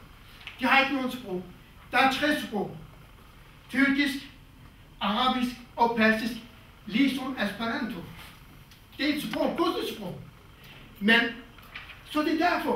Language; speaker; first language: Danish; non-native, fluent; Kurdish